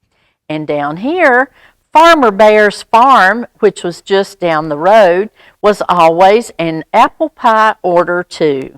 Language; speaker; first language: English; native; English